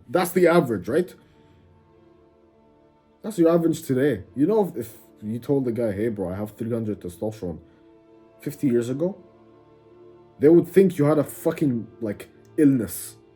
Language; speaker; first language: English; native; English